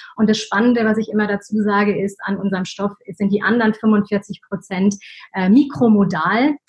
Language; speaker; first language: German; early bilingual, other home language; Arabic